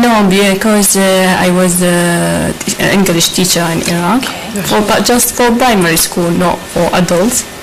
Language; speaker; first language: English; non-native, learner; Arabic